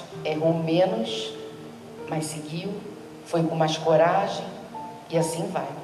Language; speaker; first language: Portuguese; native; Portuguese